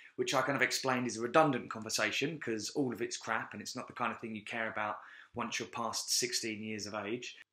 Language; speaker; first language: English; native; English